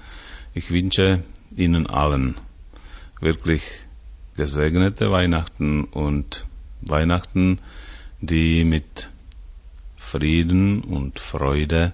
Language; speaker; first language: German; non-native, learner; Czech